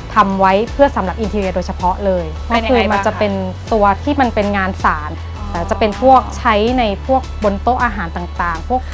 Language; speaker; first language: Thai; native; Thai